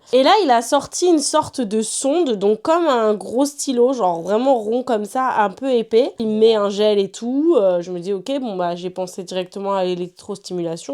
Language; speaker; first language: French; native; French